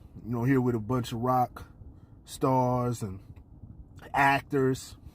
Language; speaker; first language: English; native; English